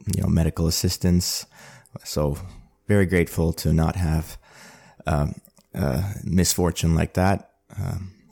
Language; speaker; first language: English; early bilingual, other home language; Armenian